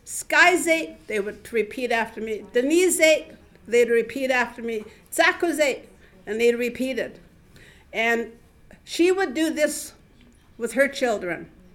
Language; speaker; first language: English; native; English